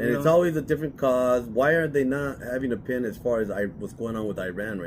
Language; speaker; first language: English; native; English